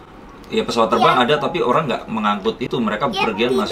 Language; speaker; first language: Indonesian; native; Indonesian